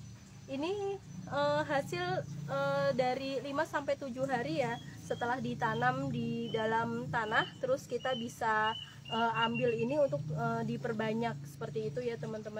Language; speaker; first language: Indonesian; native; Indonesian